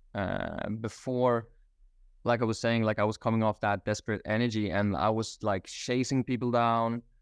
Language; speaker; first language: English; non-native, fluent; Swedish